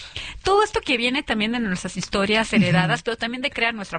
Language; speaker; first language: Spanish; native; Spanish